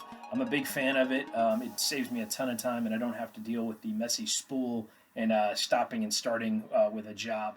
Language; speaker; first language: English; native; English